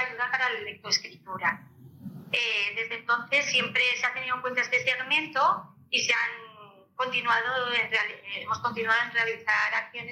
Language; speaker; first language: Spanish; native; Spanish